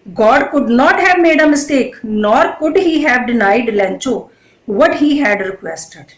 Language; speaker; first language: English; non-native, local second language; Punjabi